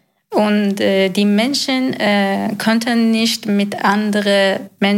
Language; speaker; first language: German; non-native, learner; Persian